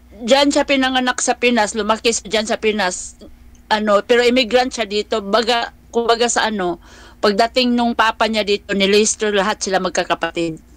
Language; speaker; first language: Filipino; non-native, local second language; Cebuano